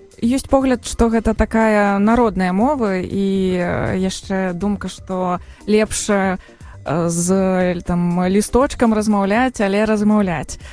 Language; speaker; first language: Belarusian; non-native, local second language; Russian